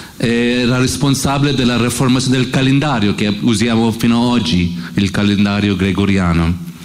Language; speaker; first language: Italian; non-native, fluent; English